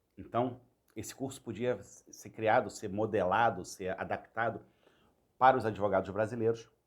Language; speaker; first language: Portuguese; native; Portuguese